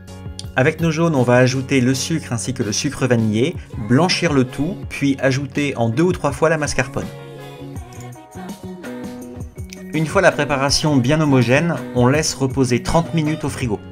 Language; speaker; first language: French; native; French